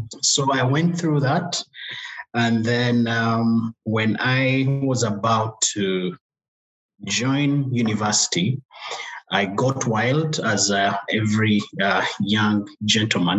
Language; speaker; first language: English; non-native, local second language; Kinyarwanda